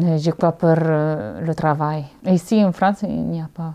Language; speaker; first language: French; non-native, learner; Italian